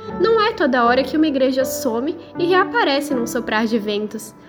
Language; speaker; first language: Portuguese; native; Portuguese